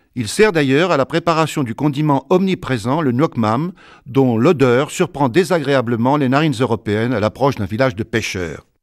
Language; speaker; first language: French; native; French